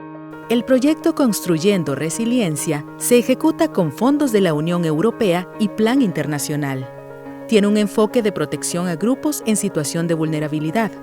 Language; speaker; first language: Spanish; native; Spanish